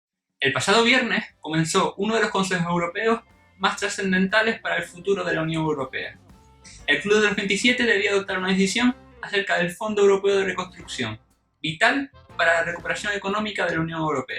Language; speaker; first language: Spanish; native; Spanish